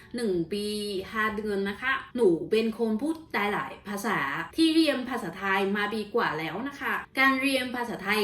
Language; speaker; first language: Thai; non-native, learner; Vietnamese